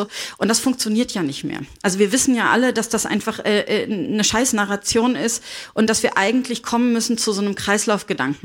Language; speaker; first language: German; native; German